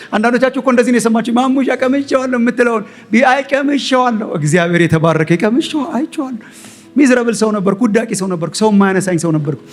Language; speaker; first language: Amharic; native; Amharic